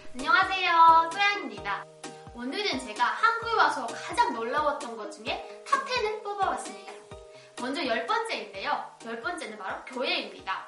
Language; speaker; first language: Korean; native; Korean